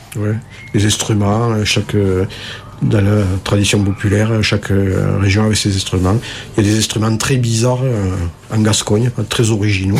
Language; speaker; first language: French; native; French